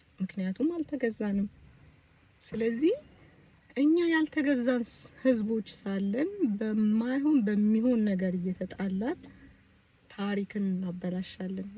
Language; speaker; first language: Amharic; native; Amharic